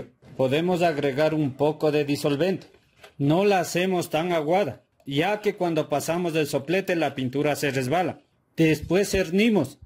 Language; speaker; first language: Spanish; native; Spanish